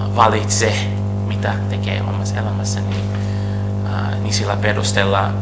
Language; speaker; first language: Finnish; non-native, fluent; Portuguese